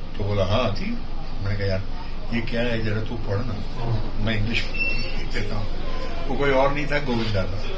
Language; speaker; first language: Hindi; native; Hindi